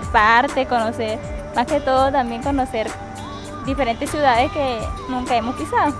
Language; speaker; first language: Spanish; non-native, local second language; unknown